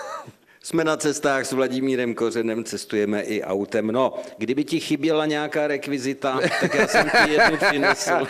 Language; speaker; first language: Czech; native; Czech